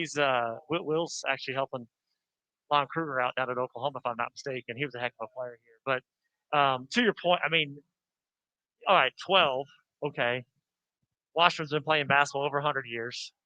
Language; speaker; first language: English; native; English